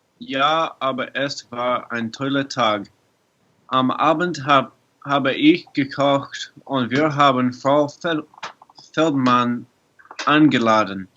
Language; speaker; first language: German; non-native, learner; English